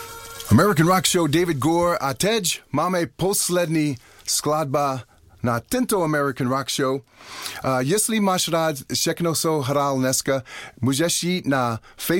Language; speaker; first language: Czech; non-native, learner; English